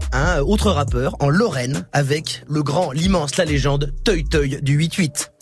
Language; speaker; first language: French; native; French